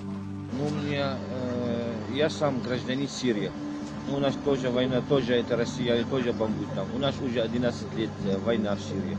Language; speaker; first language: Russian; non-native, learner; Arabic